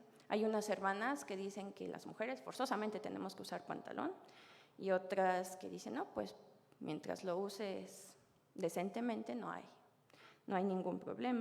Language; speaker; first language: Spanish; native; Spanish